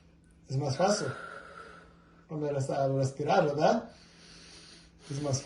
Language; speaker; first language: Spanish; non-native, learner; English